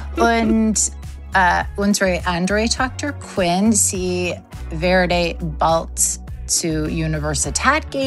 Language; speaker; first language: German; non-native, learner; English